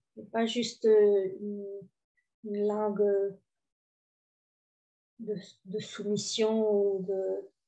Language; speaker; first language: French; early bilingual, heritage; French